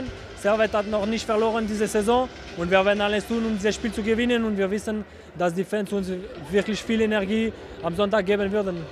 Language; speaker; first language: German; non-native, local second language; French